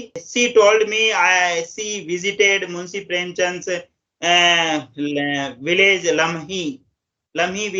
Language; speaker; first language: English; non-native, local second language; Hindi